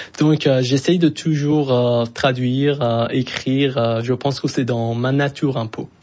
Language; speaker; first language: French; non-native, fluent; Persian